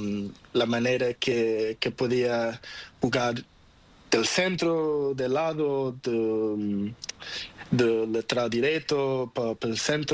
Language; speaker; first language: Spanish; non-native, learner; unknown